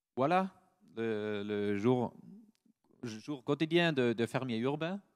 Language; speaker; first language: French; non-native, fluent; German